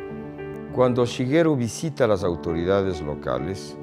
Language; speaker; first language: Spanish; native; Spanish